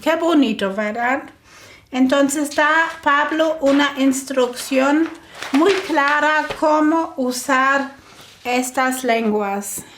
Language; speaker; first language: Spanish; non-native, fluent; German